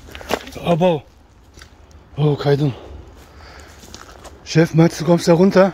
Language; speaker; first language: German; early bilingual, other home language; Turkish